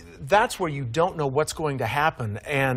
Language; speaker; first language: English; native; English